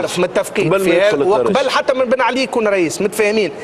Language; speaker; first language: Arabic; native; Arabic